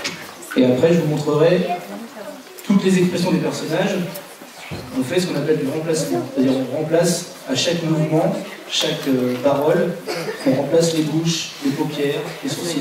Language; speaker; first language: French; native; French